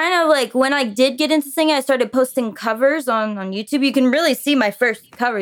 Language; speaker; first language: English; early bilingual, other home language; French